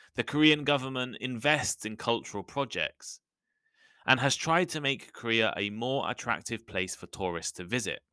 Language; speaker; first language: English; native; English